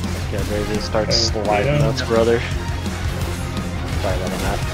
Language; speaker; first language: English; native; English